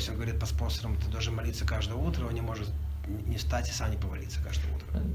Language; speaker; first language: Russian; native; Russian